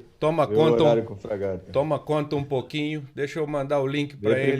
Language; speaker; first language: Portuguese; native; Portuguese